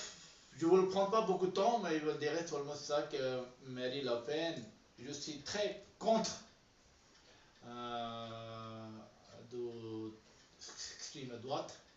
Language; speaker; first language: French; non-native, learner; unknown